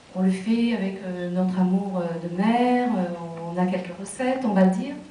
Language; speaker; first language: French; native; French